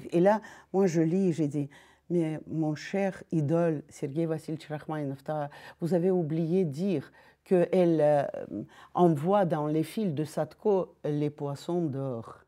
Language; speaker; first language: French; non-native, fluent; Russian